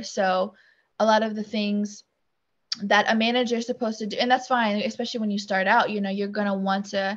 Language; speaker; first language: English; native; English